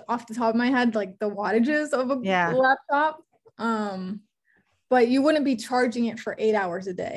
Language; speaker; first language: English; native; English